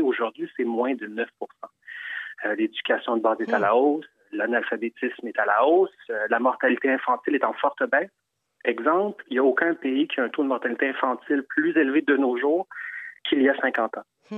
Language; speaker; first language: French; native; French